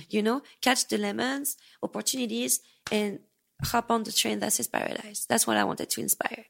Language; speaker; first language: English; non-native, fluent; French